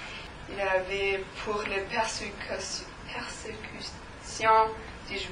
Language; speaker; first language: French; non-native, learner; German